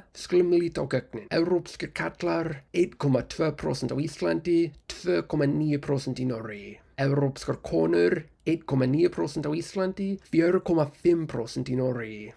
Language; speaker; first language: Icelandic; non-native, fluent; English